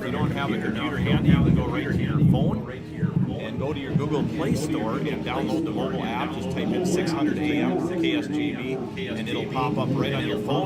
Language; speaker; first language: English; native; English